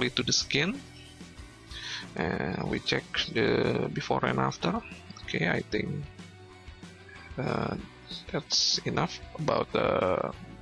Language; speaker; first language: English; non-native, learner; Indonesian